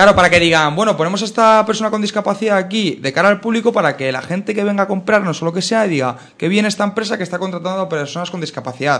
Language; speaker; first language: Spanish; native; Spanish